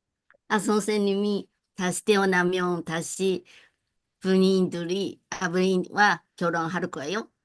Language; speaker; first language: Korean; non-native, learner; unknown